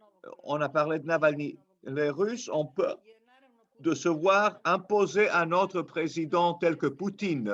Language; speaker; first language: French; non-native, local second language; Serbian